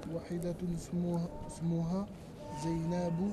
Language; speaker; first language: Arabic; non-native, learner; French